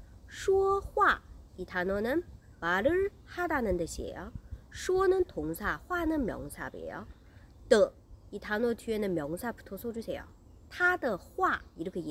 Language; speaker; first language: Korean; non-native, learner; Chinese